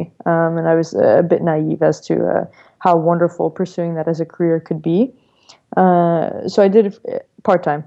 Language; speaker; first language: English; native; English